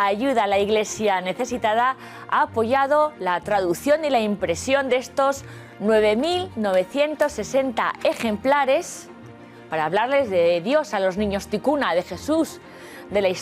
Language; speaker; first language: Spanish; native; Spanish